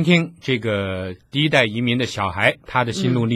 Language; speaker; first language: Chinese; native; Chinese